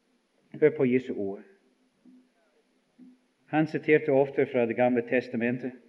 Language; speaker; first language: Norwegian; non-native, fluent; English